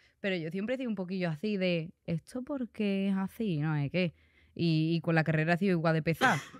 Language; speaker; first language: Spanish; native; Spanish